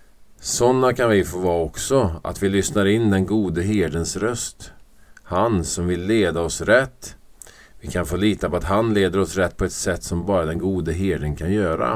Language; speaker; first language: Swedish; native; Swedish